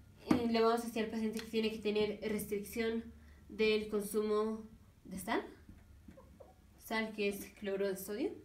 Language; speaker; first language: Spanish; native; Spanish